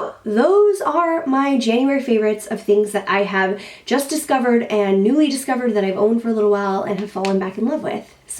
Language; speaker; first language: English; native; English